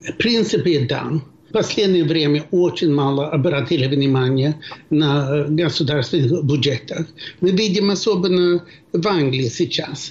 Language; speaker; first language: Russian; non-native, fluent; Swedish